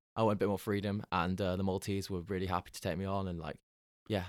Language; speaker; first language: English; native; English